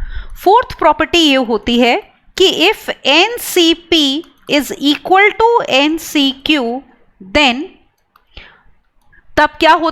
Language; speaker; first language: Hindi; native; Hindi